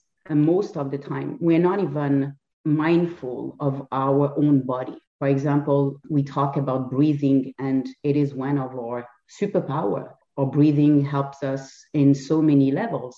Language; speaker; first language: English; non-native, fluent; French